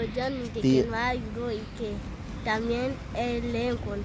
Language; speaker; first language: Spanish; native; Spanish